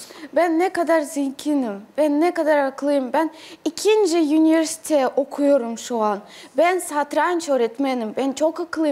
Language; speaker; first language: Turkish; non-native, learner; Russian